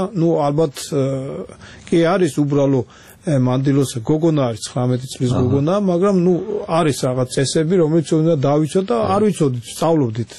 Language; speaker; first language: Georgian; early bilingual, heritage; Georgian